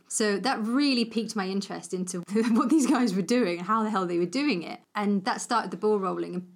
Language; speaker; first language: English; native; English